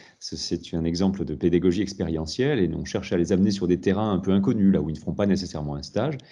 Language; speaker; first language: French; native; French